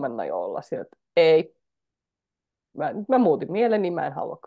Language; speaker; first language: Finnish; native; Finnish